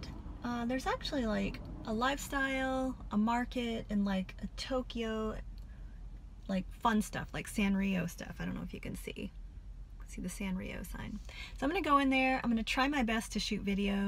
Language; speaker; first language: English; native; English